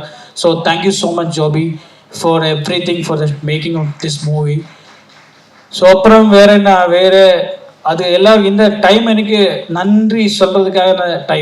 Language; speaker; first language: Tamil; non-native, learner; Malayalam